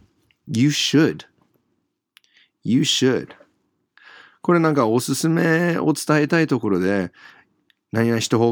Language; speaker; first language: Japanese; non-native, fluent; English